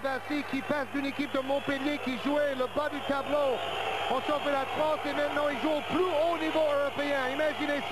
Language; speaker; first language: French; native; French